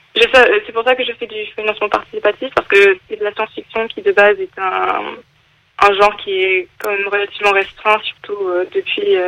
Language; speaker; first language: French; non-native, fluent; English